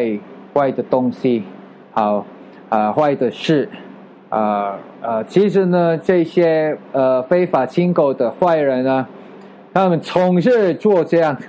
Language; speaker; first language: Chinese; non-native, fluent; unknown